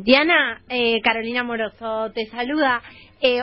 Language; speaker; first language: Spanish; native; Spanish